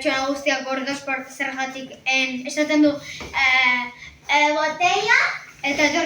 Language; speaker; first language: Basque; non-native, local second language; Spanish